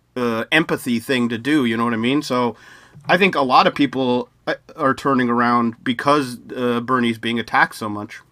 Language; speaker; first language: English; native; English